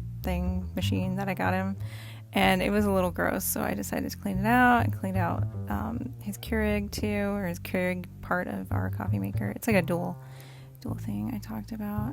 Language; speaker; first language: English; native; English